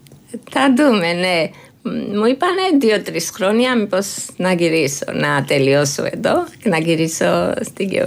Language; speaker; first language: Greek; non-native, fluent; Georgian